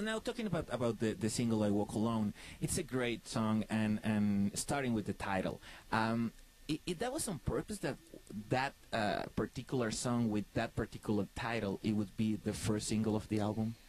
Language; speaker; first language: English; non-native, fluent; Spanish